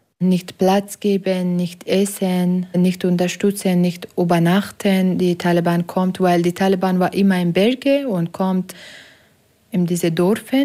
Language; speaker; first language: German; non-native, learner; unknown